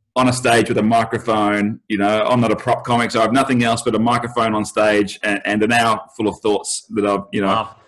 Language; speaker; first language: English; native; English